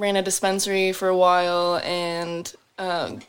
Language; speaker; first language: English; native; English